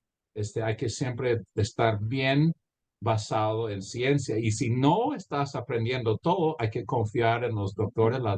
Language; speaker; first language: Spanish; early bilingual, heritage; Spanish